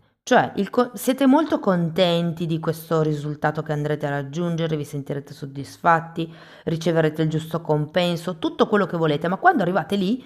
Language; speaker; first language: Italian; native; Italian